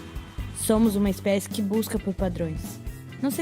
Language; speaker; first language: Portuguese; native; Portuguese